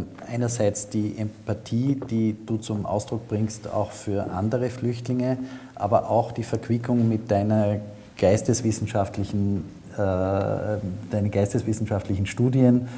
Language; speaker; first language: German; native; German